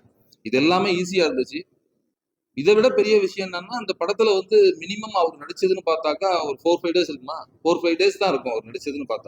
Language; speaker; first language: Tamil; native; Tamil